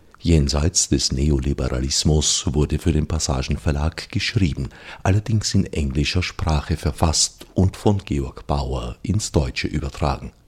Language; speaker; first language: German; native; German